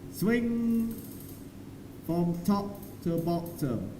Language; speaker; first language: English; non-native, learner; Thai